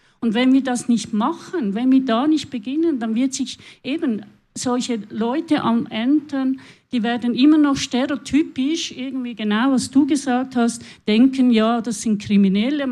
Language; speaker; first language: German; native; German